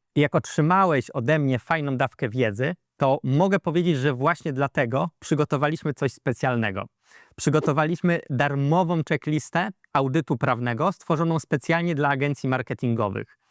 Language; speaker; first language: Polish; native; Polish